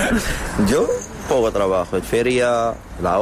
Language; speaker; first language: Spanish; non-native, learner; Arabic